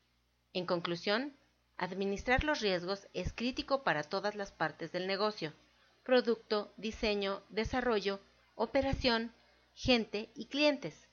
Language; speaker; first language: Spanish; native; Spanish